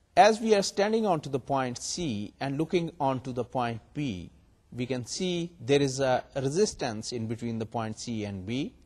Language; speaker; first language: English; non-native, local second language; Urdu